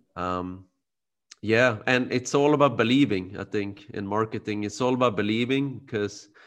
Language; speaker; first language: English; early bilingual, other home language; Khmer